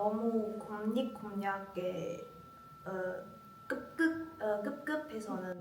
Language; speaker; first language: Korean; non-native, learner; Chinese